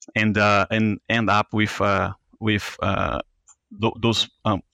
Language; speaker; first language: English; non-native, fluent; Portuguese